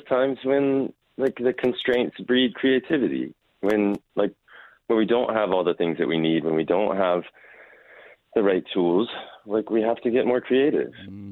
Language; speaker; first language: English; native; English